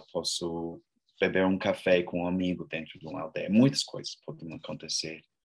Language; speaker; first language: Portuguese; non-native, learner; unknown